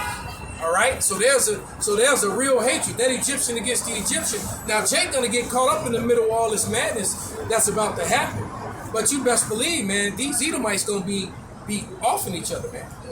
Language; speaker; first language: English; native; English